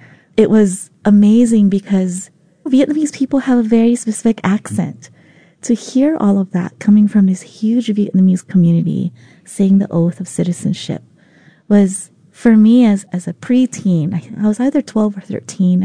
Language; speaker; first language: English; non-native, local second language; Vietnamese